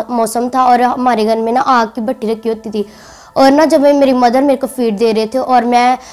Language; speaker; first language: Hindi; native; Hindi